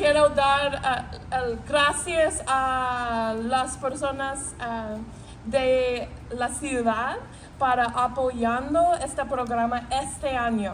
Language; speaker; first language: Spanish; non-native, learner; English